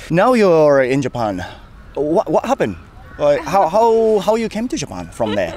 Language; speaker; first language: English; non-native, fluent; Japanese